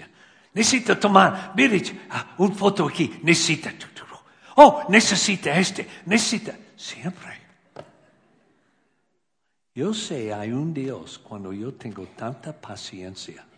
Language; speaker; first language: Spanish; non-native, learner; English